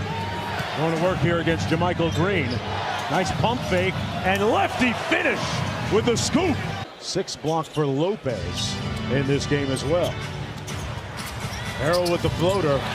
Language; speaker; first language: English; native; English